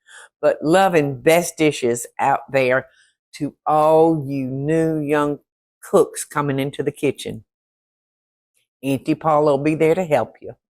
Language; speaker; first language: English; native; English